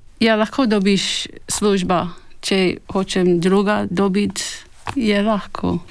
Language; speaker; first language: Slovenian; early bilingual, heritage; Slovenian